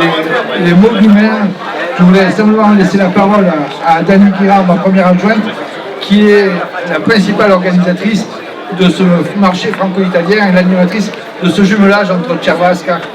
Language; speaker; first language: French; native; French